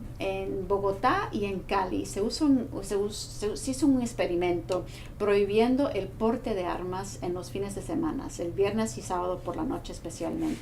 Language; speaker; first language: Spanish; non-native, fluent; English